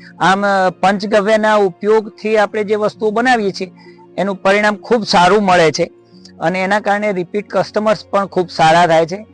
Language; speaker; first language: Gujarati; native; Gujarati